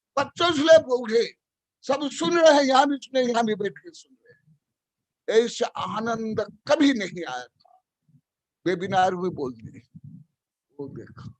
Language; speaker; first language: Hindi; non-native, local second language; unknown